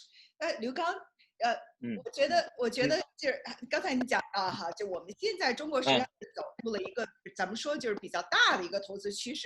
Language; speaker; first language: Chinese; native; Chinese